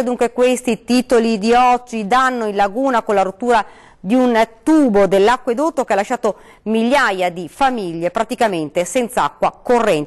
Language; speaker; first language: Italian; native; Italian